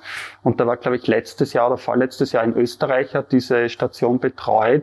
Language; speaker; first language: German; native; German